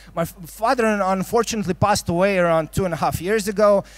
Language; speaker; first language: English; non-native, fluent; Croatian